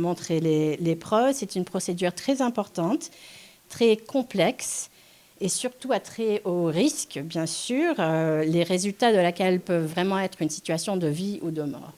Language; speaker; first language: French; non-native, local second language; English